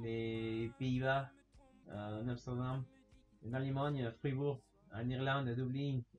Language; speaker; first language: French; non-native, learner; Spanish